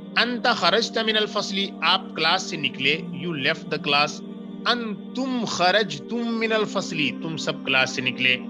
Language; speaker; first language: Urdu; native; Urdu